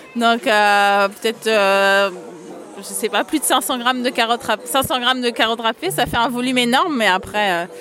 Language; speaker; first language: French; native; French